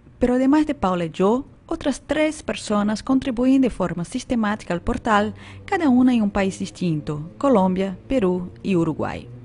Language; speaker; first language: Spanish; non-native, fluent; Portuguese